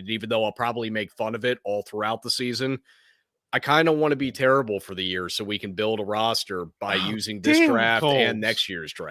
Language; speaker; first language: English; native; English